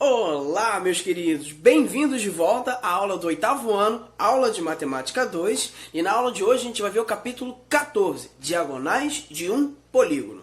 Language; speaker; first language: Portuguese; native; Portuguese